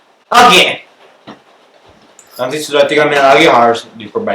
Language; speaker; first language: Indonesian; non-native, local second language; English